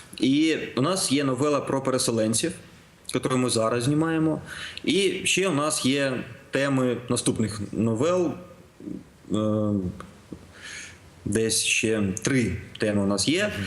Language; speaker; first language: Ukrainian; non-native, local second language; Russian